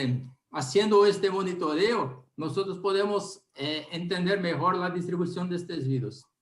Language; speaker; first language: Spanish; non-native, learner; Portuguese